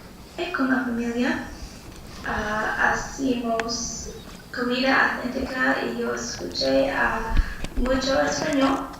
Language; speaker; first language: Spanish; non-native, learner; English